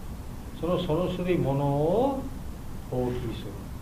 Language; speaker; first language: Japanese; non-native, learner; Bangla